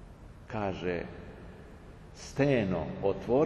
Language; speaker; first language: Serbian; native; Serbian